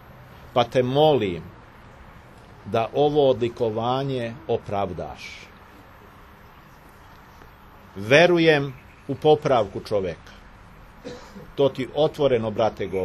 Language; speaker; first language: Serbian; native; Serbian